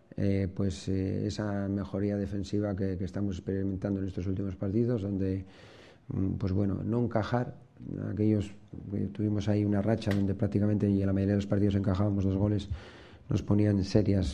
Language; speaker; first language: Spanish; native; Spanish